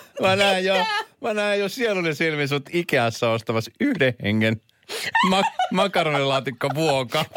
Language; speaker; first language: Finnish; native; Finnish